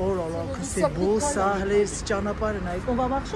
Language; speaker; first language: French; non-native, learner; Armenian